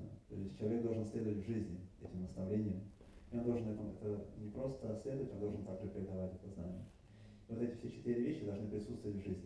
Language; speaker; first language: Russian; native; Russian